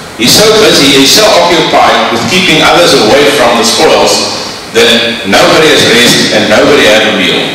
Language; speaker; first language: English; non-native, local second language; Afrikaans